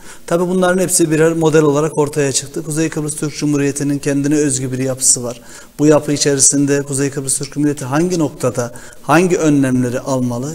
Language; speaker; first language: Turkish; native; Turkish